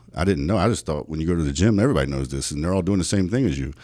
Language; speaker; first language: English; native; English